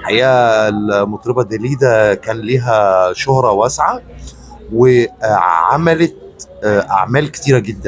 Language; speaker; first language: Arabic; native; Arabic